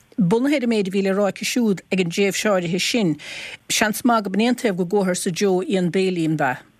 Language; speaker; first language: Irish; native; Irish